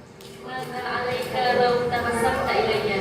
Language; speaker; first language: Arabic; non-native, fluent; Indonesian